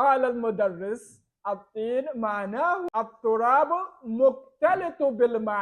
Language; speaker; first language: Arabic; non-native, fluent; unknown